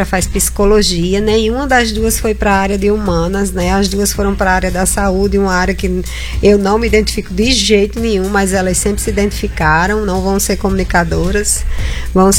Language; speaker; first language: Portuguese; native; Portuguese